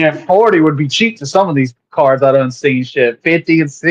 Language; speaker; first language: English; native; English